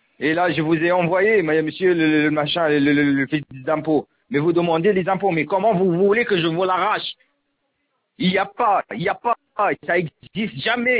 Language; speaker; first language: French; non-native, local second language; Arabic